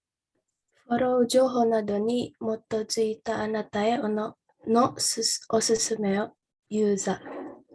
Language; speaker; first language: Japanese; non-native, learner; Indonesian